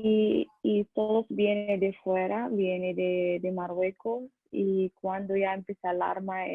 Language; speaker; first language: Spanish; non-native, learner; Arabic